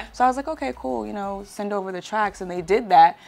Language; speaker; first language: English; native; English